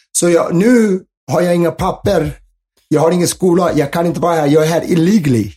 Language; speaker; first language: Swedish; early bilingual, other home language; Somali